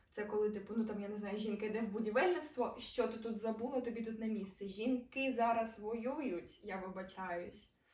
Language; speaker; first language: Ukrainian; non-native, local second language; Russian